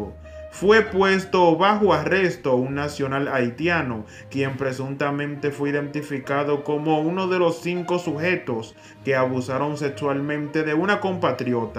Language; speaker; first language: Spanish; native; Spanish